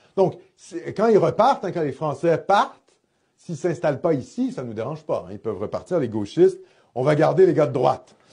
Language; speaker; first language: French; native; French